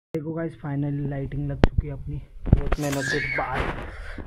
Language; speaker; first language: Hindi; non-native, local second language; Marathi